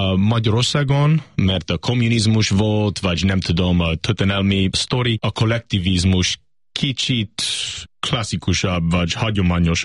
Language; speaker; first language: Hungarian; non-native, learner; English